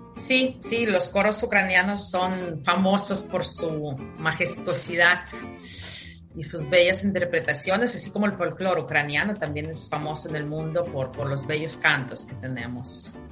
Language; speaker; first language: Spanish; non-native, fluent; Ukrainian